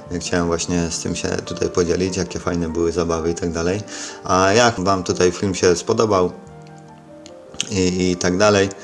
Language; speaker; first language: Polish; native; Polish